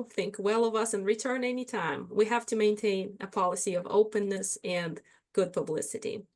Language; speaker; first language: English; non-native, fluent; Russian